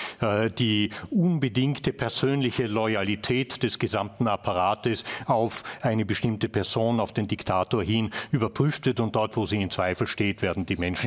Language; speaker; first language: German; native; German